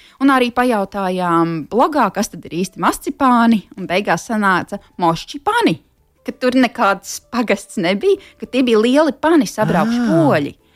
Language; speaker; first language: Latvian; native; Latvian